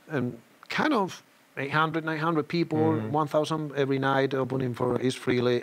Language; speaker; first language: English; non-native, learner; Spanish